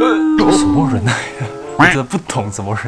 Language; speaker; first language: Chinese; native; Chinese